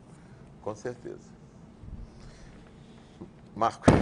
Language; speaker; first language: Portuguese; native; Portuguese